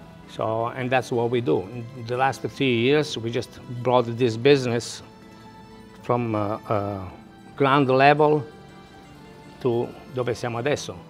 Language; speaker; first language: English; non-native, fluent; Italian